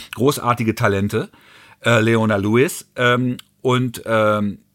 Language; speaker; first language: German; native; German